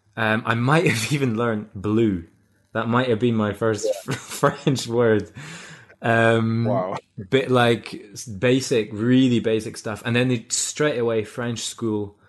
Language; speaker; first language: English; native; English